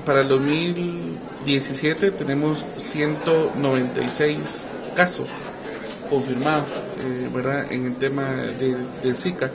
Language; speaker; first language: Spanish; native; Spanish